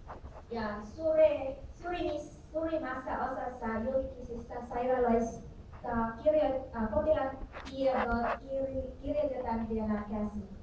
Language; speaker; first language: Finnish; non-native, fluent; Filipino